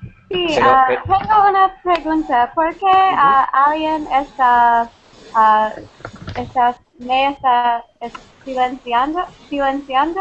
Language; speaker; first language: Spanish; non-native, learner; English